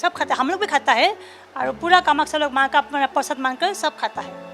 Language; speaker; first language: Hindi; non-native, local second language; Assamese